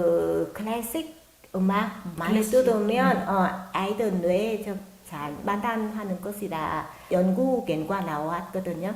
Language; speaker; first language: Korean; non-native, learner; Vietnamese